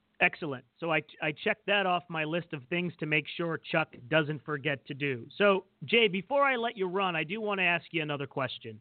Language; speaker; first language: English; native; English